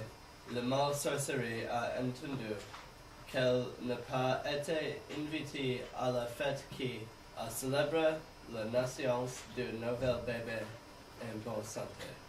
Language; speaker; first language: French; non-native, learner; English